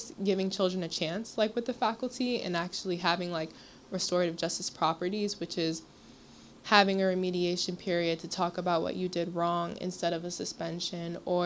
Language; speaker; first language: English; native; English